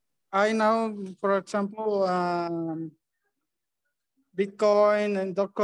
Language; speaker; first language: English; non-native, learner; Spanish